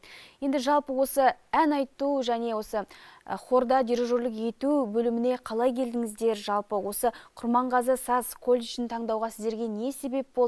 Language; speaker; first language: Kazakh; native; Kazakh